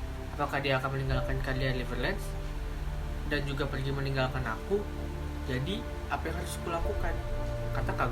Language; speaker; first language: Indonesian; native; Indonesian